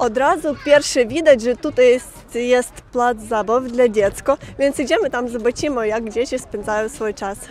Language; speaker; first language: Polish; non-native, fluent; Ukrainian